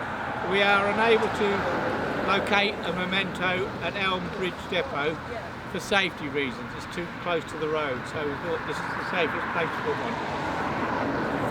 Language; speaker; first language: English; native; English